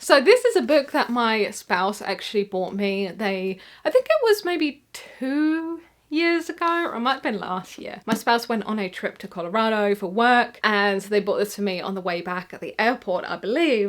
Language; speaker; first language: English; native; English